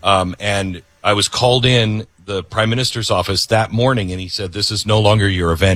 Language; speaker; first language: English; native; English